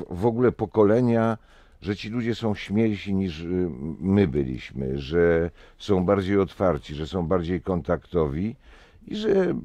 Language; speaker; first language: Polish; native; Polish